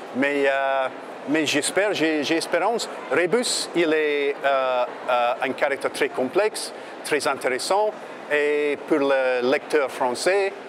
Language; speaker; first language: French; non-native, learner; English